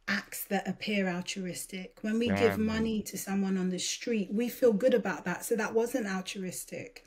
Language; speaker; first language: English; early bilingual, other home language; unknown